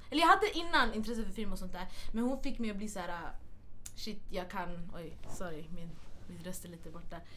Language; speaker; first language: Swedish; early bilingual, other home language; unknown